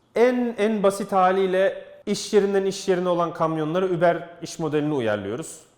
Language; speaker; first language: Turkish; native; Turkish